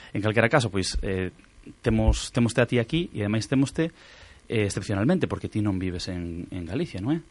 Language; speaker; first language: Galician; native; Galician